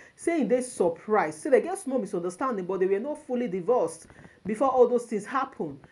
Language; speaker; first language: Nigerian Pidgin; non-native, local second language; Yoruba